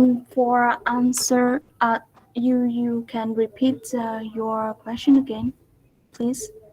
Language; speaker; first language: English; non-native, learner; Vietnamese